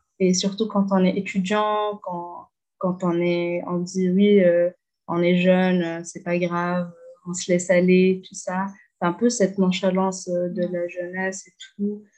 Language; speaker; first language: French; non-native, local second language; Arabic